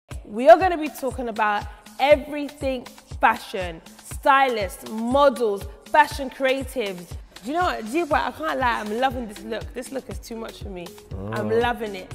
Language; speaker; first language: English; early bilingual, other home language; French